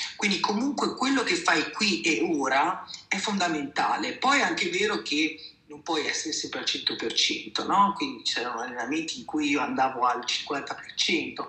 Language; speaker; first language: Italian; native; Italian